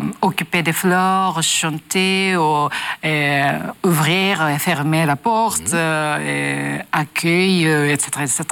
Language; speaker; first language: French; non-native, learner; Japanese